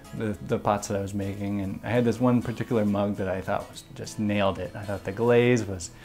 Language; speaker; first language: English; native; English